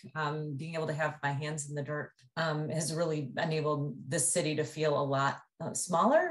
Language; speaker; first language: English; native; English